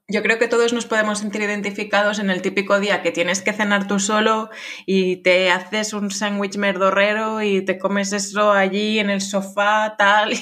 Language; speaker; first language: Spanish; non-native, fluent; French